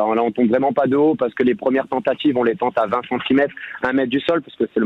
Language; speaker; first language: French; native; French